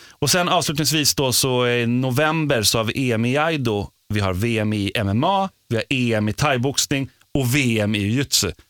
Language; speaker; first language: Swedish; native; Swedish